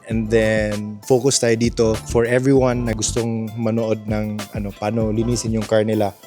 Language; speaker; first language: Filipino; non-native, local second language; Cebuano